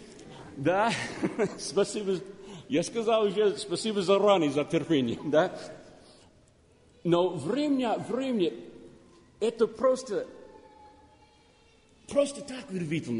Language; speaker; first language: Russian; non-native, learner; English